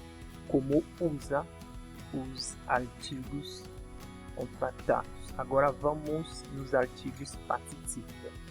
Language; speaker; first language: Portuguese; non-native, fluent; French